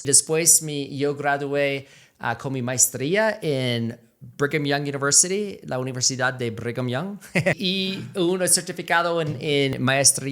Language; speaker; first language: Spanish; non-native, fluent; English